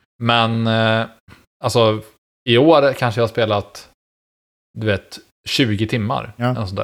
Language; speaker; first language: Swedish; native; Swedish